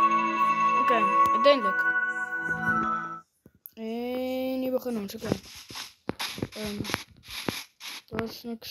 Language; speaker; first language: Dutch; non-native, learner; Afrikaans